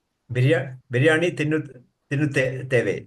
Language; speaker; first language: Kannada; non-native, learner; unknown